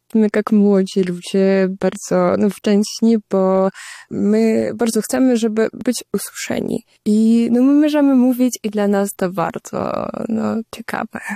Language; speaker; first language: Polish; non-native, learner; Russian